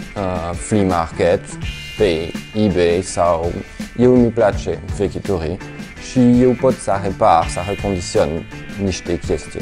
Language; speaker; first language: Romanian; non-native, learner; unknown